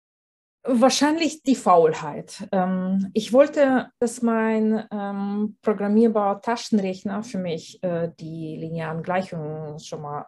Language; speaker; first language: German; non-native, fluent; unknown